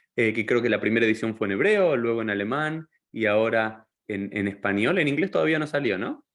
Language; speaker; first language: Spanish; native; Spanish